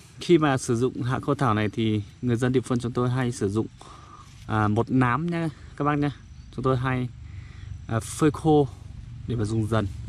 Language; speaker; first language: Vietnamese; non-native, local second language; Iu Mien